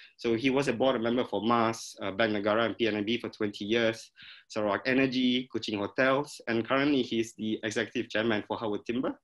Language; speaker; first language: English; non-native, local second language; Malay